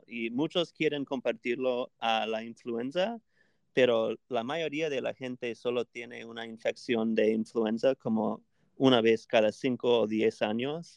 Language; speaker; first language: Spanish; non-native, fluent; English